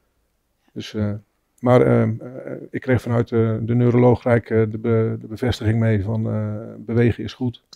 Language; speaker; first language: Dutch; native; Dutch